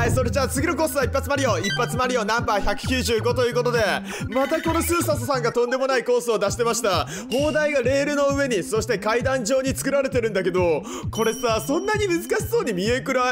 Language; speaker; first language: Japanese; native; Japanese